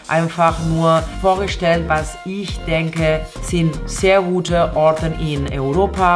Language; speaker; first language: German; non-native, fluent; Spanish